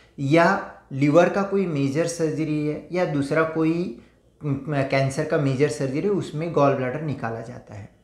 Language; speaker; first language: Hindi; non-native, local second language; Marathi